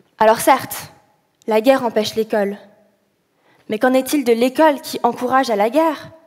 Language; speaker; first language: French; early bilingual, other home language; Arabic